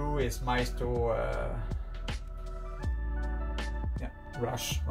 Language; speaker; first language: English; non-native, learner; French